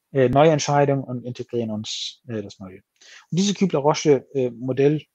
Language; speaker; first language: German; non-native, fluent; Danish